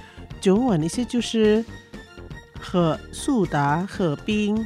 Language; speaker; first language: Chinese; non-native, local second language; Indonesian